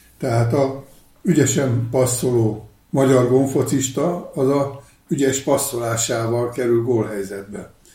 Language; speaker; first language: Hungarian; native; Hungarian